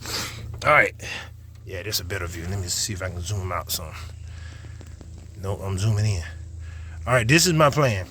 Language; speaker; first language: English; native; English